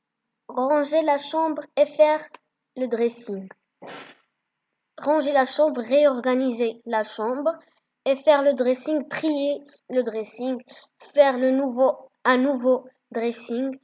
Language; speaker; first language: French; non-native, learner; Arabic